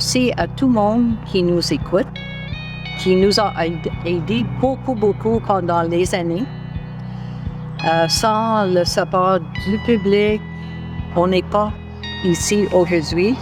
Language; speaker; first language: French; non-native, local second language; English